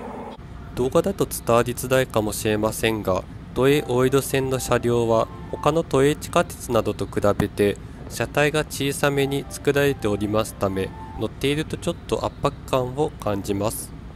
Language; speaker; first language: Japanese; native; Japanese